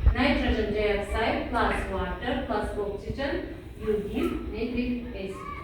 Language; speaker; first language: English; non-native, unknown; Kazakh